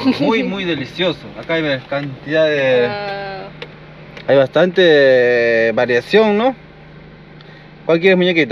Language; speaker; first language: Spanish; native; Spanish